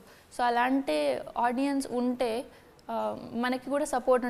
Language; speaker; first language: Telugu; non-native, fluent; Hindi